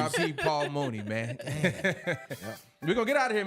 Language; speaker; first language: English; native; English